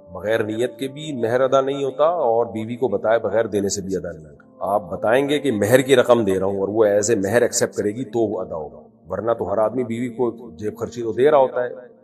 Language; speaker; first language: Urdu; native; Urdu